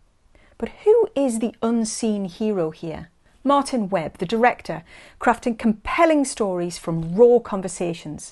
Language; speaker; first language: English; native; English